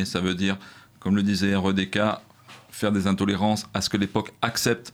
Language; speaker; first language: French; native; French